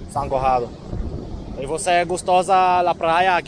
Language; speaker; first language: Portuguese; non-native, learner; Hebrew